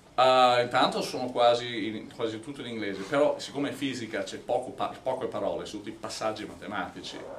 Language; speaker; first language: Italian; non-native, fluent; English